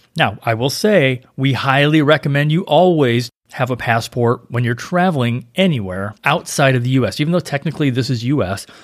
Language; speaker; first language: English; native; English